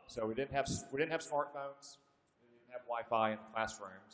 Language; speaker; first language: English; native; English